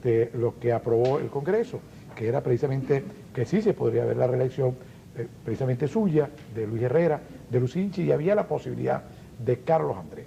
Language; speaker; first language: Spanish; native; Spanish